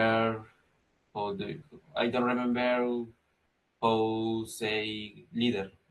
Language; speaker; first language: English; non-native, learner; Spanish